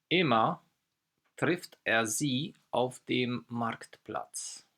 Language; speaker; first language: German; non-native, fluent; Polish